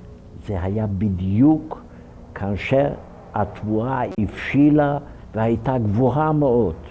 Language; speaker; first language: Hebrew; non-native, fluent; Ukrainian